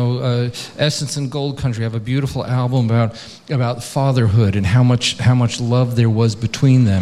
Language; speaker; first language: English; native; English